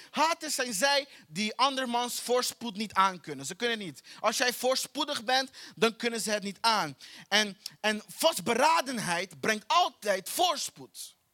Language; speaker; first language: Dutch; non-native, fluent; Portuguese